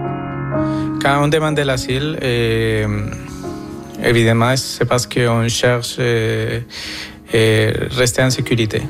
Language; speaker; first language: French; non-native, fluent; Spanish